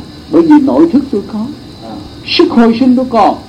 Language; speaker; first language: Vietnamese; native; Vietnamese